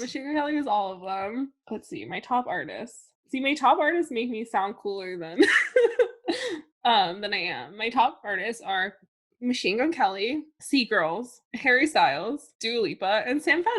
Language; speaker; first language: English; native; English